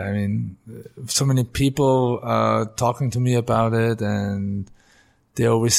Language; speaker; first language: English; non-native, fluent; German